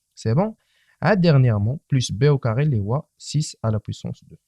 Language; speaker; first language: French; non-native, local second language; Arabic